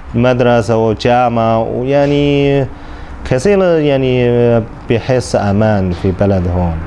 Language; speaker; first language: Arabic; non-native, learner; Chinese